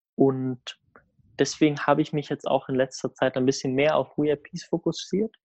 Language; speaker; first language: German; early bilingual, other home language; Swedish